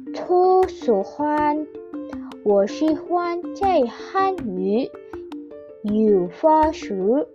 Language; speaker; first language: Chinese; non-native, learner; Indonesian